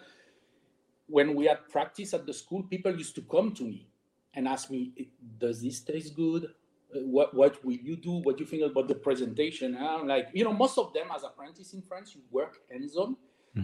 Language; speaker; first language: English; non-native, fluent; French